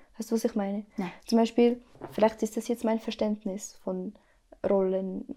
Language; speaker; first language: German; early bilingual, other home language; Arabic